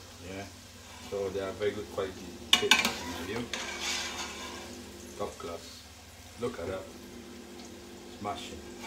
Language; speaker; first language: English; non-native, fluent; Italian